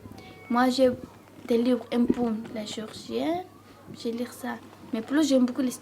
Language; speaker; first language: French; non-native, learner; Georgian